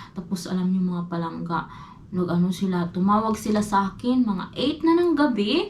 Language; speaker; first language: Filipino; non-native, local second language; Cebuano